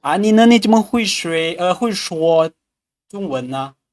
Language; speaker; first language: Chinese; non-native, fluent; Vietnamese